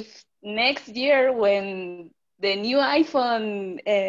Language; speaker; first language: English; non-native, learner; Spanish